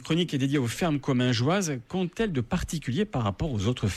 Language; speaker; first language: French; native; French